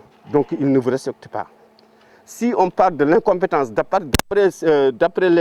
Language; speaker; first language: French; non-native, local second language; Fula